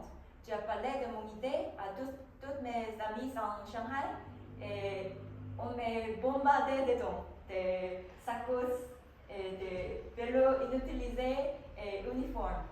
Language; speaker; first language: French; non-native, learner; Korean